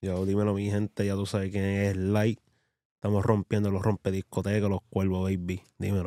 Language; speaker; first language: Spanish; early bilingual, heritage; Spanish